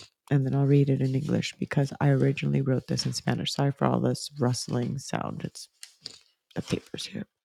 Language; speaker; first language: English; early bilingual, other home language; Spanish